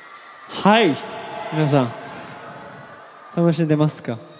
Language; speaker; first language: Japanese; non-native, learner; Korean